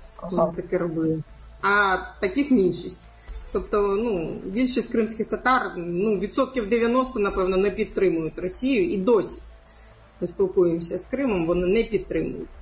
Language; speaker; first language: Ukrainian; non-native, local second language; Crimean Tatar